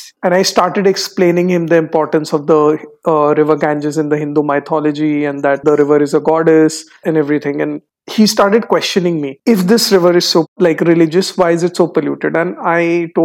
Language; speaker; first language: English; non-native, local second language; Hindi